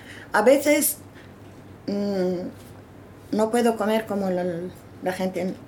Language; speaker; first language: Spanish; non-native, learner; Arabic